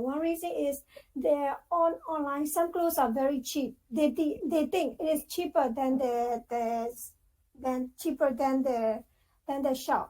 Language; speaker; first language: English; non-native, fluent; Burmese